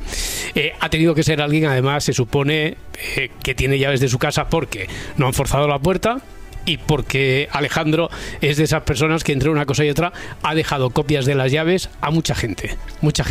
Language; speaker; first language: Spanish; native; Spanish